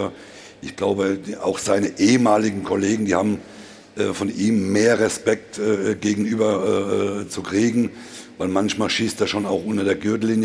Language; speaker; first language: German; native; German